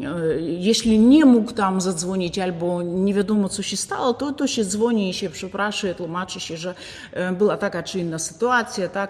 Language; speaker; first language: Polish; non-native, fluent; Ukrainian